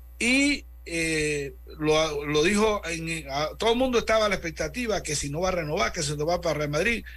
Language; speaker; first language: Spanish; native; Spanish